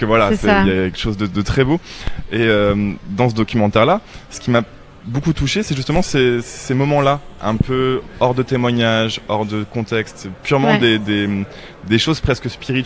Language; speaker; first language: French; native; French